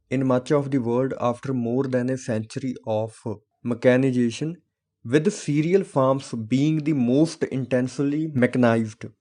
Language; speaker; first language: English; non-native, local second language; Punjabi